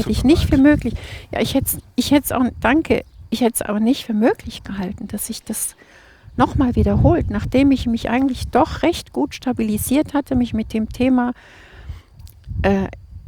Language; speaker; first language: German; native; German